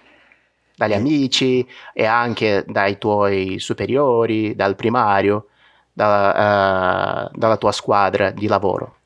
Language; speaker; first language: Italian; non-native, fluent; Portuguese